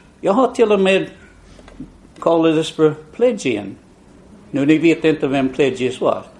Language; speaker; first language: Swedish; non-native, fluent; English